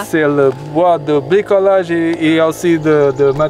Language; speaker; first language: French; non-native, learner; Portuguese